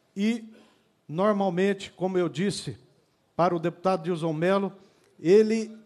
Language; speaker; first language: Portuguese; native; Portuguese